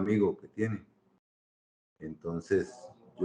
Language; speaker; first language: Spanish; native; Spanish